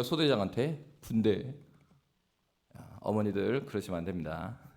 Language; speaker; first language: Korean; native; Korean